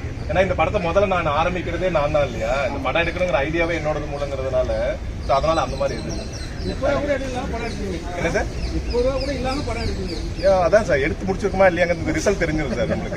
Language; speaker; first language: Tamil; native; Tamil